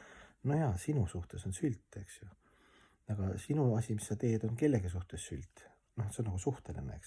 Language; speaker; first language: Estonian; native; Estonian